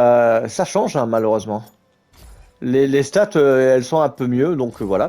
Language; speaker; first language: French; native; French